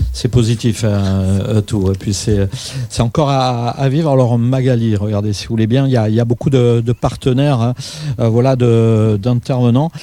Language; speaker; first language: French; native; French